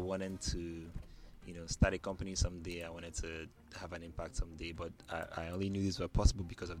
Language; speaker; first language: English; non-native, local second language; Igbo